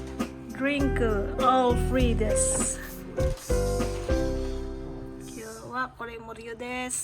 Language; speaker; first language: Japanese; non-native, fluent; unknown